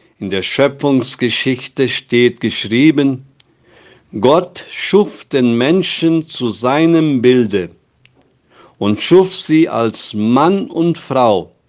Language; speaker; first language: German; non-native, fluent; Portuguese